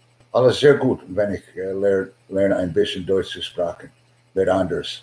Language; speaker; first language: German; non-native, learner; English